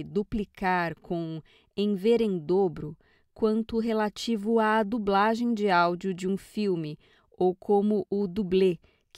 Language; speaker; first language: Portuguese; native; Portuguese